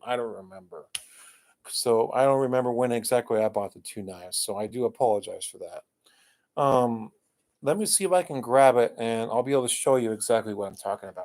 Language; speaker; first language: English; native; English